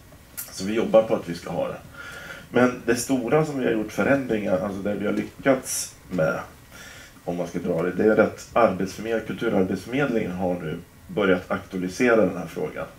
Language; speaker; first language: Swedish; native; Swedish